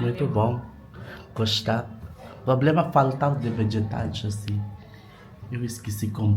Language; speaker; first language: Portuguese; non-native, learner; Filipino